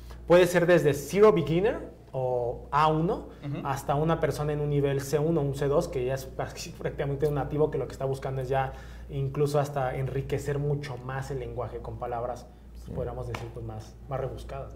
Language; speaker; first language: Spanish; native; Spanish